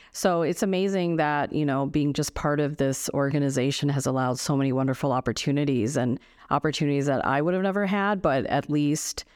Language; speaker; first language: English; native; English